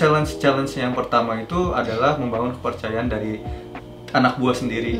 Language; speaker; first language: Indonesian; native; Indonesian